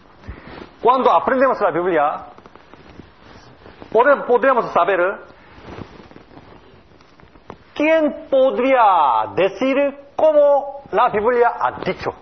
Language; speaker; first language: Spanish; non-native, learner; Korean